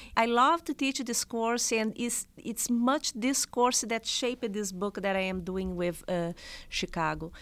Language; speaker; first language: English; non-native, fluent; Portuguese